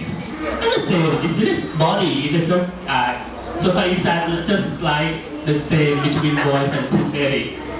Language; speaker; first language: English; non-native, learner; Thai